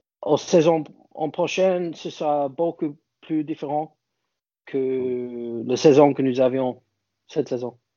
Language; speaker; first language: French; non-native, fluent; English